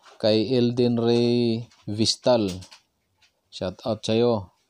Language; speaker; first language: Filipino; non-native, local second language; Cebuano